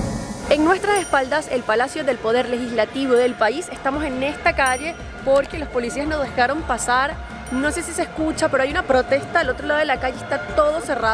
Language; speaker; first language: Spanish; native; Spanish